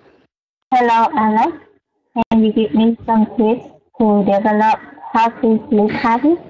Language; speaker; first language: English; non-native, learner; Vietnamese